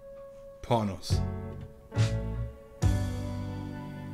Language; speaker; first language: German; native; German